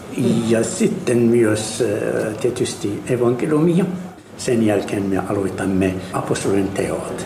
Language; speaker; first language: Finnish; non-native, fluent; Arabic